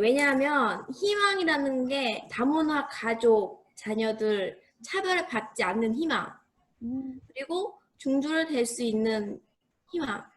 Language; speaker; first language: Korean; non-native, learner; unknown